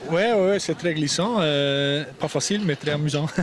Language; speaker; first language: French; non-native, local second language; Dutch